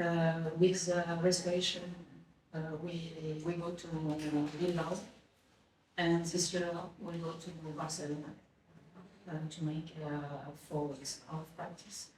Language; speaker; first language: English; non-native, learner; French